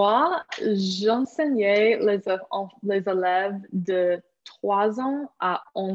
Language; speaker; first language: French; non-native, fluent; English